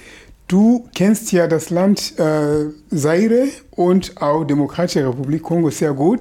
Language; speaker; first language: German; non-native, fluent; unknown